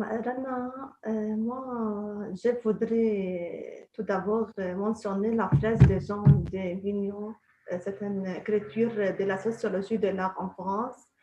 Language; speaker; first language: French; non-native, local second language; Arabic